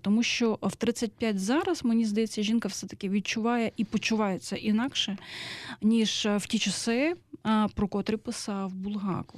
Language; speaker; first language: Ukrainian; native; Ukrainian